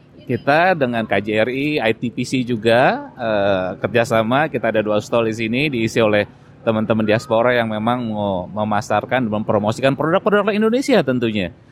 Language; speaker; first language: Indonesian; native; Indonesian